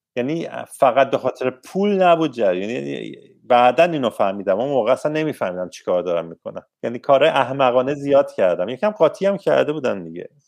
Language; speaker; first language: Persian; native; Persian